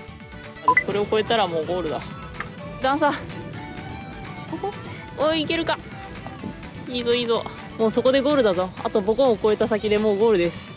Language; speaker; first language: Japanese; native; Japanese